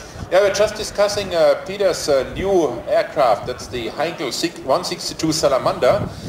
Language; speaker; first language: English; non-native, fluent; German